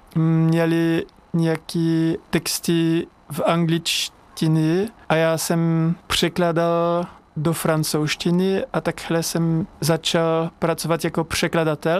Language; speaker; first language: Czech; non-native, learner; French